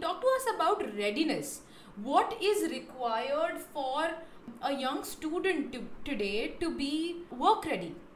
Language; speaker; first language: English; non-native, local second language; Hindi